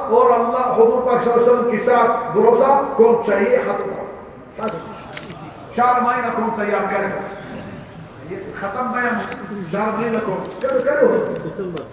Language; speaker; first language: Urdu; non-native, learner; Arabic